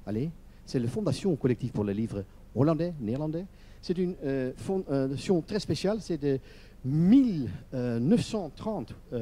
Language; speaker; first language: French; non-native, learner; Dutch